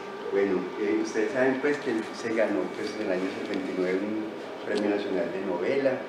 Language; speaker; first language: Spanish; native; Spanish